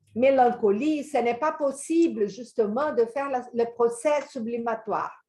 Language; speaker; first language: French; non-native, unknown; Portuguese